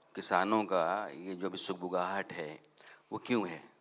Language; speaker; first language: Hindi; native; Hindi